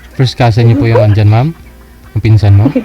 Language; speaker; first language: Filipino; native; Filipino